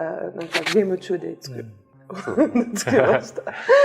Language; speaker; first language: Japanese; non-native, learner; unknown